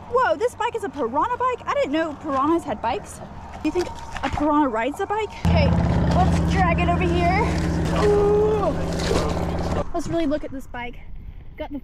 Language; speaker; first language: English; native; English